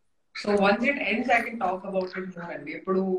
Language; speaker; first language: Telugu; non-native, fluent; Hindi